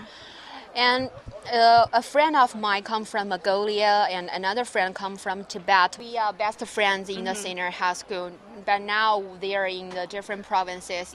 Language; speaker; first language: English; non-native, learner; Chinese